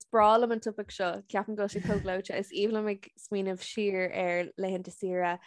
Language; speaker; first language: Irish; non-native, local second language; English